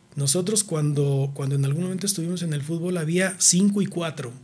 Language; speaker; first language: Spanish; native; Spanish